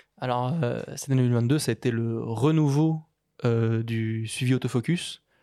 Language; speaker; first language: French; native; French